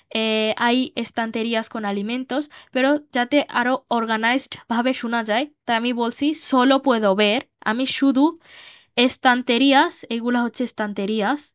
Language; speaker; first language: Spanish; non-native, fluent; Bangla